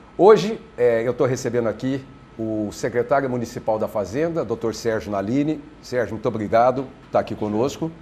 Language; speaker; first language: Portuguese; native; Portuguese